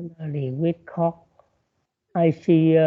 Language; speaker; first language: English; non-native, learner; Vietnamese